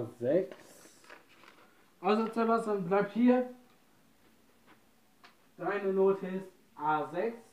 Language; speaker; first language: German; non-native, learner; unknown